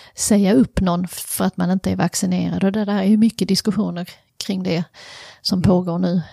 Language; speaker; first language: Swedish; native; Swedish